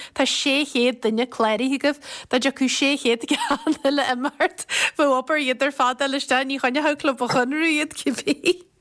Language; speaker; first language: Irish; native; Irish